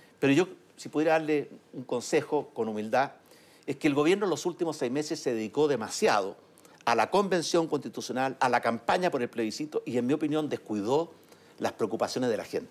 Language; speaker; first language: Spanish; native; Spanish